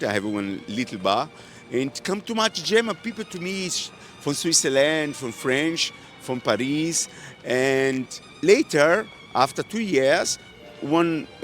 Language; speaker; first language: English; non-native, learner; Portuguese